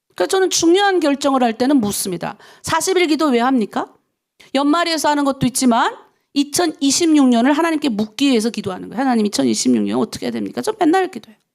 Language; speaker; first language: Korean; native; Korean